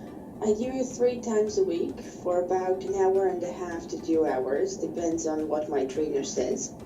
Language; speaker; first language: English; non-native, fluent; Bosnian